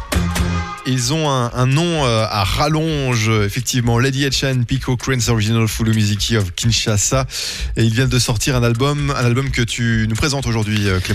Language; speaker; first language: French; native; French